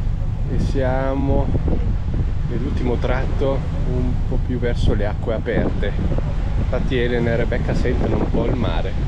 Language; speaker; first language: Italian; native; Italian